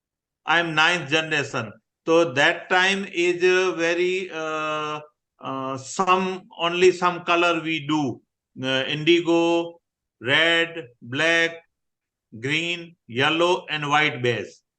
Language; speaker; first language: English; non-native, learner; Gujarati